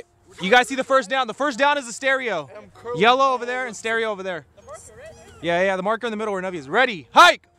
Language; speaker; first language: English; native; English